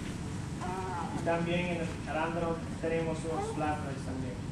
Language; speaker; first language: Spanish; early bilingual, heritage; English